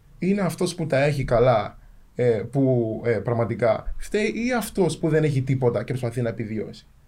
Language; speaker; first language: Greek; early bilingual, other home language; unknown